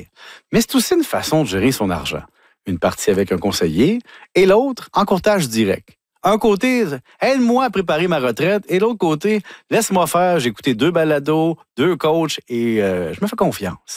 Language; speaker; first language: French; native; French